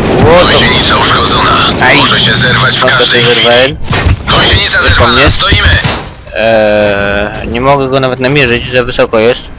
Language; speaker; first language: Polish; native; Polish